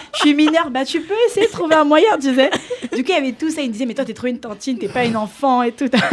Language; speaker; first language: French; non-native, local second language; Lingala